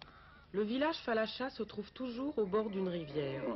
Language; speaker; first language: French; native; French